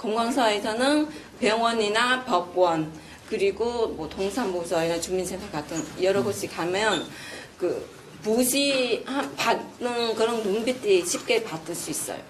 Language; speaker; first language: Korean; non-native, fluent; Vietnamese